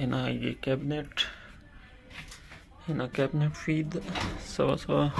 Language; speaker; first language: Arabic; non-native, learner; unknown